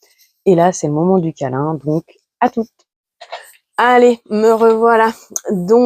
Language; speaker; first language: French; native; French